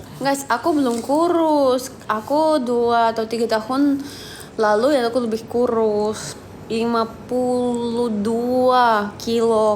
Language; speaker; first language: Indonesian; non-native, fluent; Russian